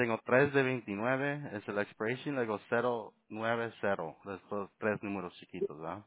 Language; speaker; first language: Spanish; early bilingual, heritage; Spanish